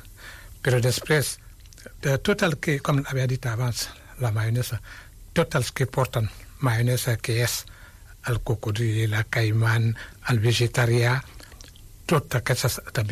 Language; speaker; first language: Catalan; non-native, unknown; Wolof